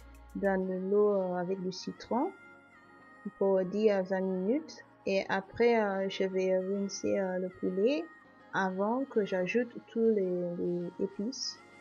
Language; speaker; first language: French; non-native, fluent; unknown